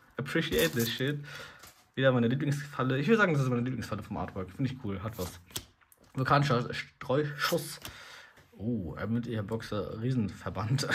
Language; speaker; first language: German; early bilingual, other home language; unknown